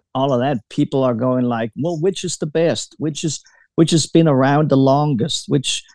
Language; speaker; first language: English; early bilingual, other home language; German